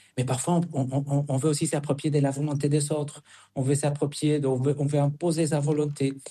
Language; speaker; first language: French; non-native, fluent; Spanish